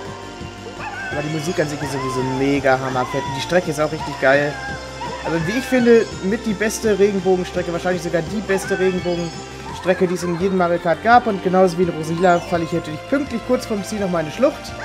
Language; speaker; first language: German; native; German